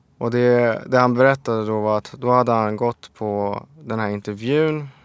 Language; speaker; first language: Swedish; early bilingual, other home language; Persian